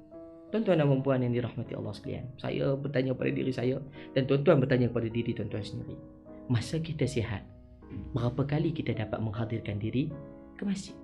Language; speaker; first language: Malay; native; Malay